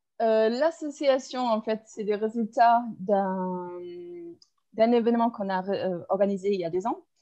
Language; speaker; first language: French; non-native, fluent; German